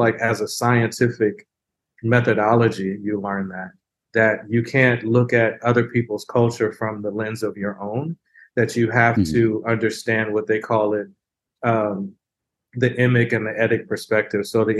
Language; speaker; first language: English; native; English